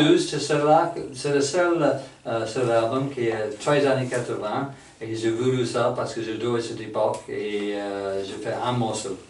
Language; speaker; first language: French; non-native, fluent; English